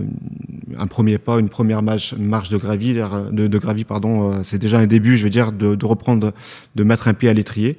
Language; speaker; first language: French; native; French